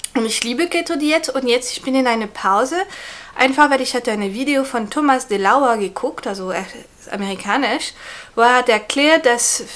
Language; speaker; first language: German; non-native, fluent; French